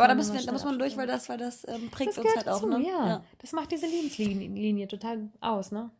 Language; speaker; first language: German; native; German